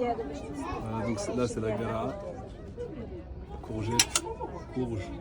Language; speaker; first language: French; native; French